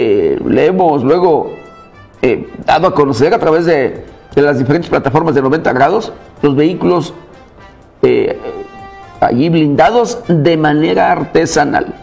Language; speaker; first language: Spanish; native; Spanish